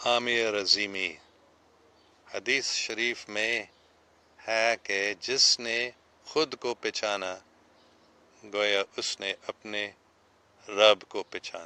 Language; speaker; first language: Hindi; non-native, fluent; English